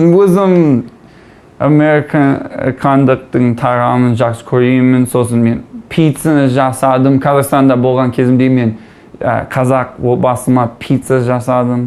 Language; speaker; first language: Kazakh; non-native, learner; English